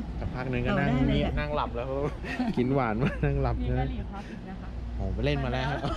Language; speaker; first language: Thai; native; Thai